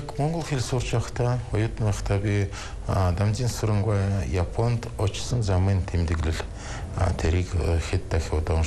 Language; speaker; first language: Mongolian; non-native, fluent; Russian